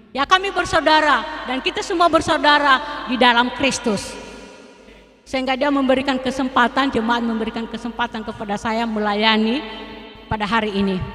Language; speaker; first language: Indonesian; non-native, local second language; Nias